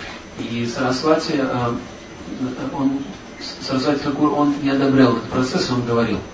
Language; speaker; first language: Russian; native; Russian